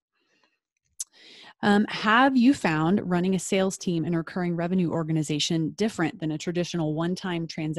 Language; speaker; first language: English; native; English